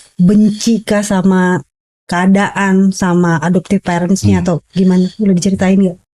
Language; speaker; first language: Indonesian; native; Indonesian